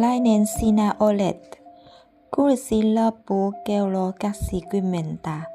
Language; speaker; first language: Finnish; non-native, learner; Vietnamese